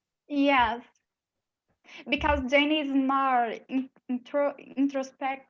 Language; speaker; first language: English; non-native, learner; Portuguese